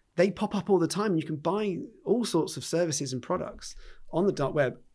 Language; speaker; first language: English; native; English